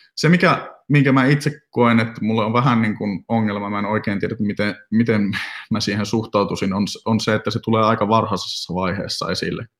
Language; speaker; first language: Finnish; native; Finnish